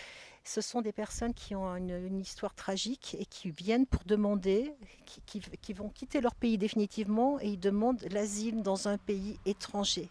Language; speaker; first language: French; native; French